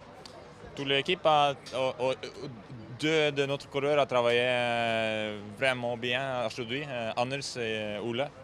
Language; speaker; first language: French; non-native, learner; Norwegian